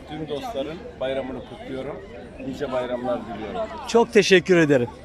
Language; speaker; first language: Turkish; native; Turkish